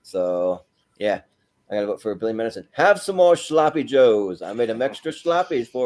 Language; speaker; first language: English; native; English